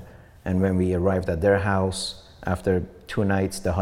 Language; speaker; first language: English; non-native, fluent; Persian